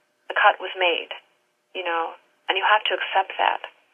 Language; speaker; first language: English; native; English